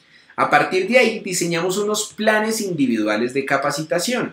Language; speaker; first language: Spanish; native; Spanish